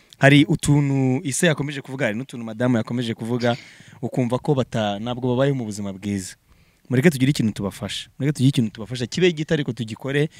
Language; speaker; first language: Kinyarwanda; native; Kinyarwanda